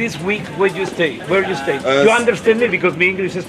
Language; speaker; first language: English; non-native, learner; Spanish